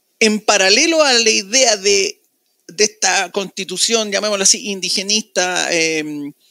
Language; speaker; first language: Spanish; native; Spanish